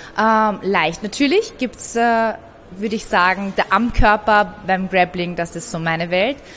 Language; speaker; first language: German; early bilingual, other home language; Persian